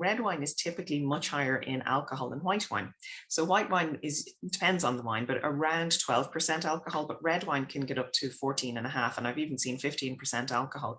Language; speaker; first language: English; native; English